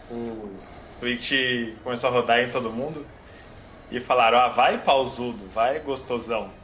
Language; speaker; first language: Portuguese; native; Portuguese